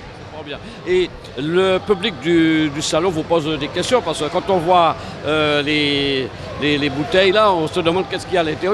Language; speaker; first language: French; native; French